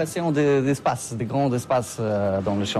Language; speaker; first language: French; non-native, learner; Polish